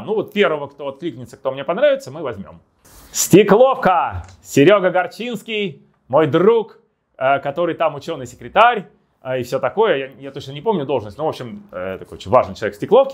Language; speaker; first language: Russian; native; Russian